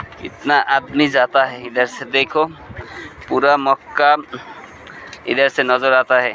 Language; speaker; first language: Hindi; non-native, learner; Bangla